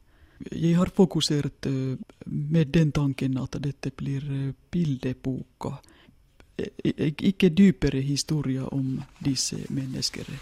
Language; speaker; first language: Norwegian; non-native, fluent; Finnish